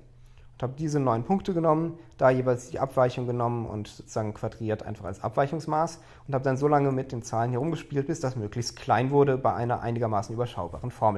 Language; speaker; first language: German; native; German